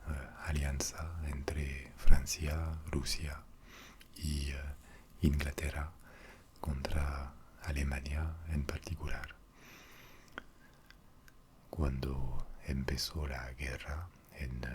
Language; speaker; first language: Spanish; non-native, fluent; French